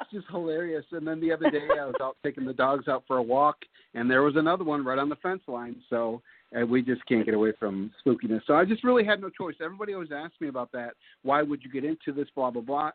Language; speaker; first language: English; native; English